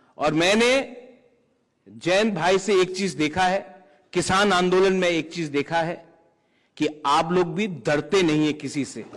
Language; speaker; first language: Hindi; non-native, local second language; Kok Borok